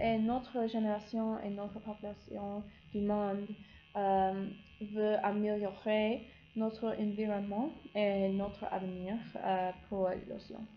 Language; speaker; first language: French; non-native, learner; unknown